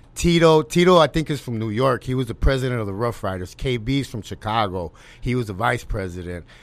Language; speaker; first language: English; native; English